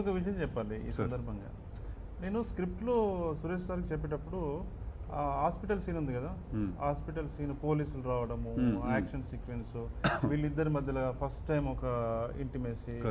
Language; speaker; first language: Telugu; native; Telugu